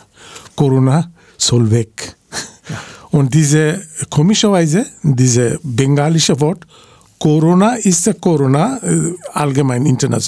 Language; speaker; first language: German; non-native, learner; Bangla